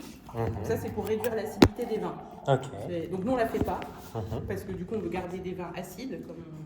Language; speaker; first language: French; native; French